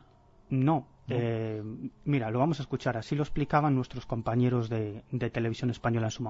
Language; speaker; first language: Spanish; native; Spanish